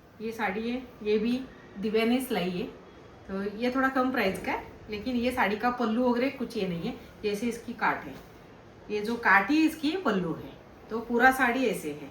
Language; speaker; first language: Hindi; non-native, local second language; Kannada